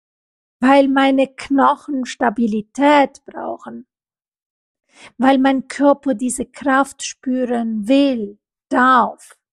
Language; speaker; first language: German; non-native, fluent; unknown